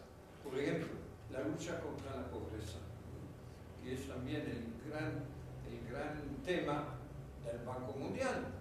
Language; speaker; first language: Spanish; non-native, fluent; French